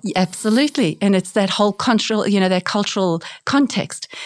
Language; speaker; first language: English; native; English